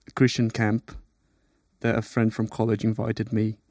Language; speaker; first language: English; non-native, fluent; Portuguese